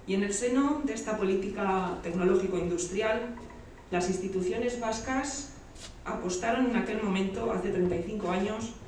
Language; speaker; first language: Spanish; native; Spanish